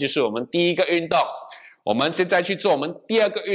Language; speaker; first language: Chinese; non-native, local second language; English